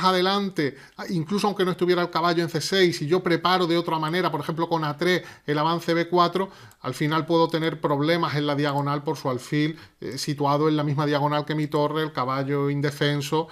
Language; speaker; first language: Spanish; native; Spanish